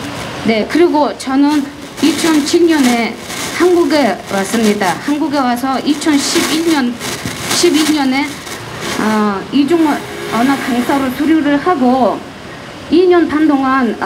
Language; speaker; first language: Korean; non-native, fluent; Mongolian